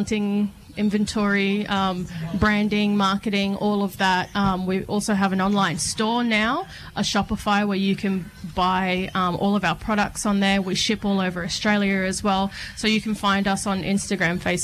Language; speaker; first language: English; native; English